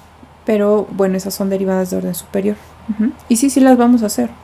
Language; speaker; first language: Spanish; native; Spanish